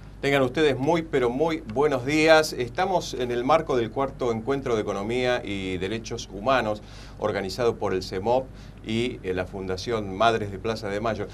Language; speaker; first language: Spanish; native; Spanish